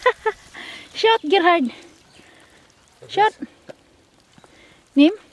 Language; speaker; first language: German; non-native, learner; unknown